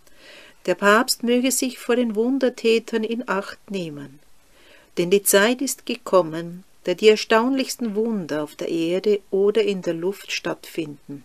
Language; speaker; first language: German; native; German